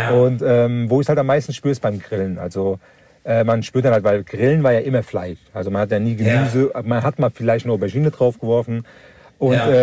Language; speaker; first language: German; early bilingual, other home language; Turkish